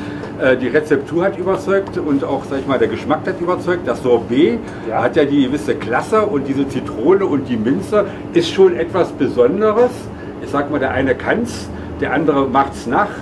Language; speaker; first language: German; native; German